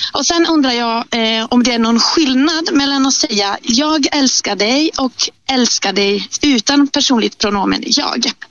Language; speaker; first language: Swedish; non-native, fluent; Italian